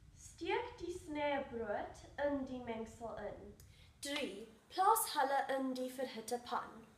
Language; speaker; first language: Afrikaans; non-native, local second language; English